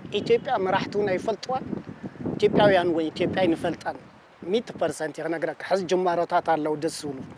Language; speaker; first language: Tigrinya; native; Tigrinya